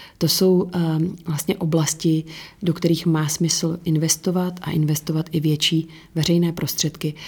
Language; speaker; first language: Czech; native; Czech